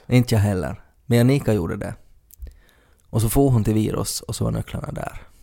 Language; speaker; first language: Swedish; native; Swedish